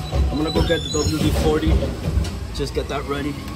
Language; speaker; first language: English; early bilingual, other home language; Spanish